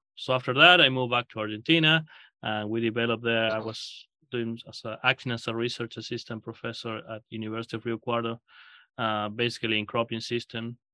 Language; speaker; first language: English; non-native, fluent; Spanish